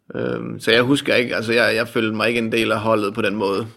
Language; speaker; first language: Danish; native; Danish